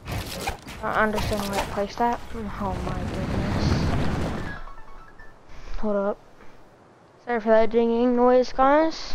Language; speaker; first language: English; native; English